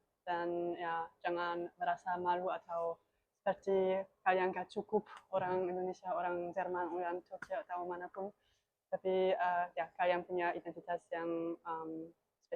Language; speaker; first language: Indonesian; non-native, learner; German